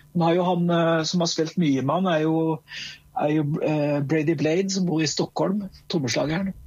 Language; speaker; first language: Norwegian; native; Norwegian